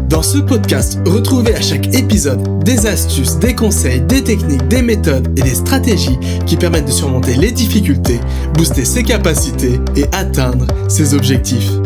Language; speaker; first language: French; native; French